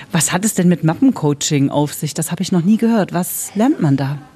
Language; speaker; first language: German; native; German